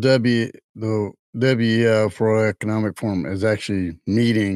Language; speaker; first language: English; native; English